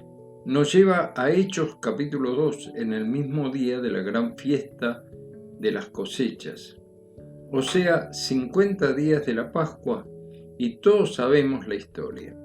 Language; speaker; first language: Spanish; native; Spanish